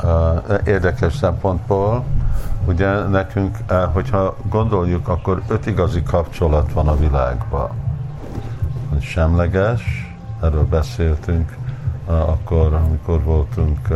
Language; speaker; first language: Hungarian; early bilingual, heritage; Hungarian